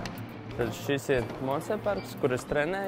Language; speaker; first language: Latvian; native; Latvian